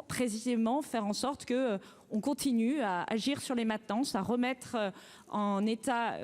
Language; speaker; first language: French; native; French